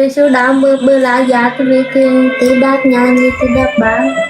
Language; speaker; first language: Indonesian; non-native, learner; Vietnamese